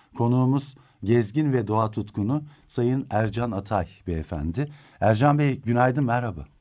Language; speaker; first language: Turkish; native; Turkish